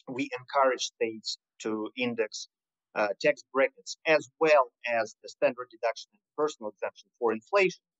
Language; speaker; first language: English; non-native, fluent; Russian